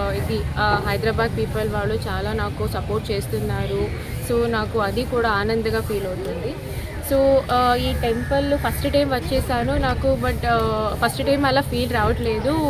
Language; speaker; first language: Telugu; non-native, fluent; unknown